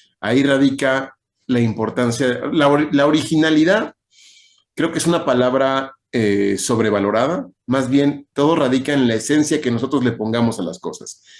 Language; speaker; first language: Spanish; native; Spanish